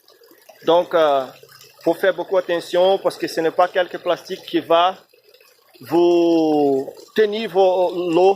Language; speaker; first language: French; non-native, fluent; Portuguese